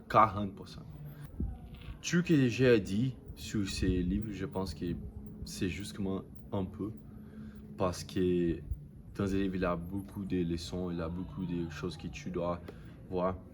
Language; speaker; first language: French; non-native, learner; Portuguese